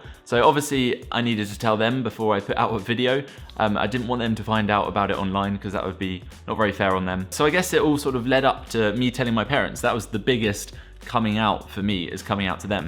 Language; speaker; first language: English; native; English